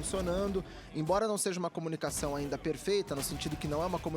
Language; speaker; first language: Portuguese; native; Portuguese